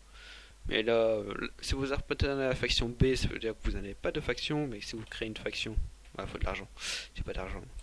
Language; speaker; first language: French; native; French